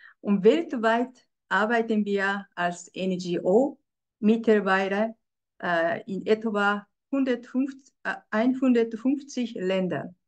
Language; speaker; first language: German; non-native, fluent; Japanese